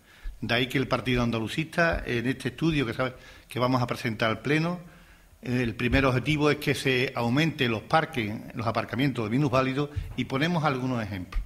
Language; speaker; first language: Spanish; native; Spanish